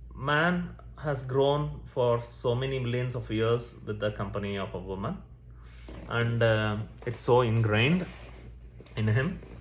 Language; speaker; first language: English; non-native, local second language; Tamil